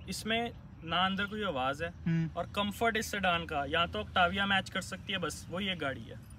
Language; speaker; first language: Hindi; native; Hindi